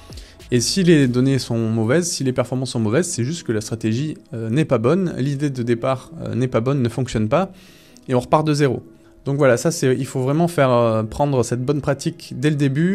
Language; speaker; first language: French; native; French